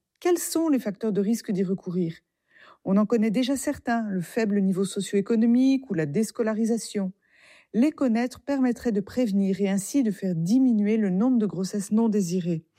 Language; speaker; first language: French; native; French